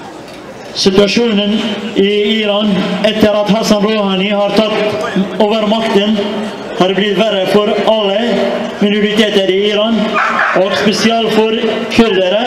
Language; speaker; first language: Norwegian; non-native, fluent; Kurdish